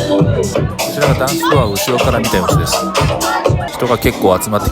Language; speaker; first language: Japanese; native; Japanese